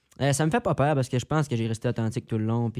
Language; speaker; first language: French; native; French